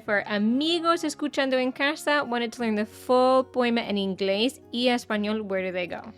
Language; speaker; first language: Spanish; non-native, fluent; English